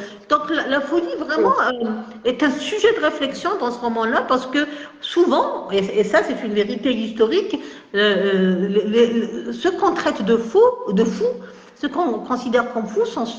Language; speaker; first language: French; non-native, local second language; Kabyle